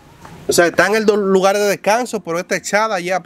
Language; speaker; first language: Spanish; native; Spanish